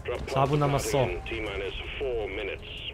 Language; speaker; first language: Korean; non-native, learner; German